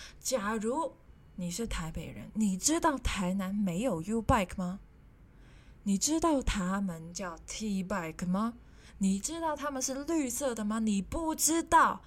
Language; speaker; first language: Chinese; non-native, local second language; Cantonese